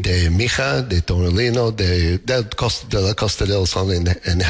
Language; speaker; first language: Spanish; non-native, learner; English